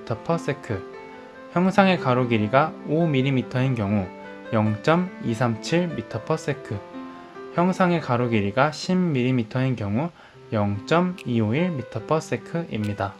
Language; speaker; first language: Korean; native; Korean